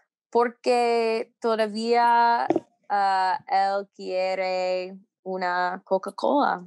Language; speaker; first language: Spanish; non-native, learner; English